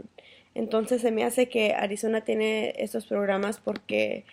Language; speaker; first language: Spanish; early bilingual, heritage; Spanish